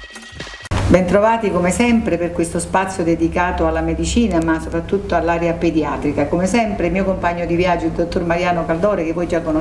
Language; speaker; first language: Italian; native; Italian